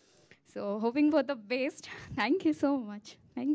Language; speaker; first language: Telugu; non-native, learner; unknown